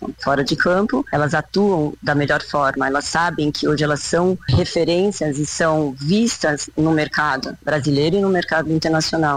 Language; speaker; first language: Portuguese; native; Portuguese